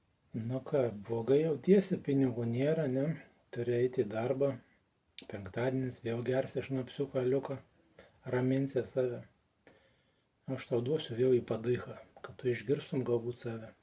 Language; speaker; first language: Lithuanian; native; Lithuanian